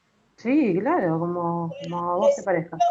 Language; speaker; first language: Spanish; native; Spanish